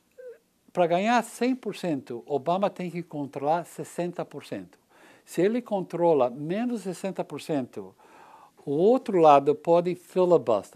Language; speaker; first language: Portuguese; non-native, learner; English